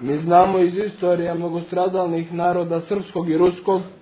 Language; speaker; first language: Russian; non-native, learner; Serbian